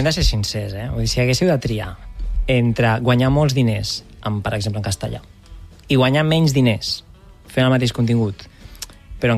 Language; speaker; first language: Catalan; native; Catalan